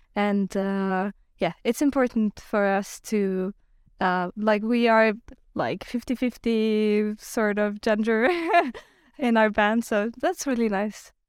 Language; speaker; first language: English; non-native, fluent; Norwegian